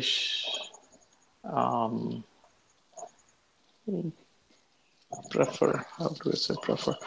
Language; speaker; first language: German; non-native, learner; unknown